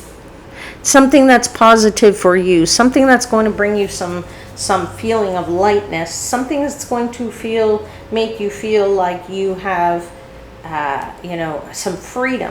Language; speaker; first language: English; native; English